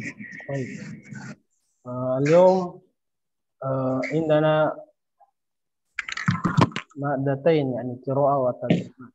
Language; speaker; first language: Arabic; non-native, fluent; Indonesian